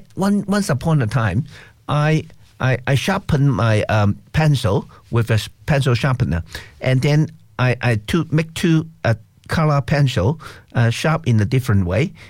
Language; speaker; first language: English; non-native, local second language; Cantonese